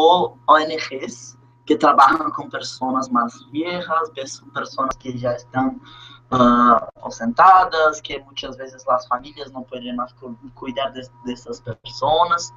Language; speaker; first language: Spanish; non-native, learner; Portuguese